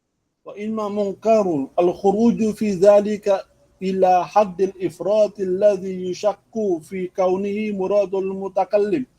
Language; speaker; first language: Arabic; non-native, fluent; Malay